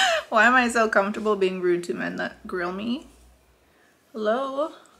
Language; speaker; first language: English; early bilingual, other home language; Spanish